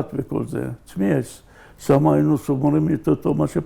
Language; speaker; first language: Hebrew; native; Hebrew